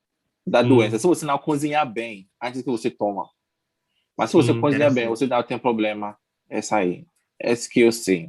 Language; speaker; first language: Portuguese; non-native, learner; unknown